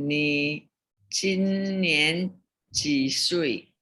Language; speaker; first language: Chinese; non-native, learner; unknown